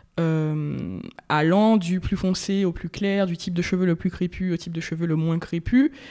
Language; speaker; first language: French; native; French